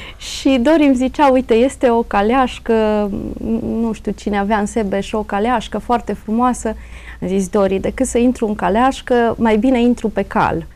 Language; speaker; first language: Romanian; native; Romanian